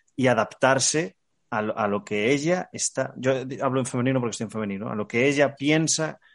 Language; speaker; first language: Spanish; native; Spanish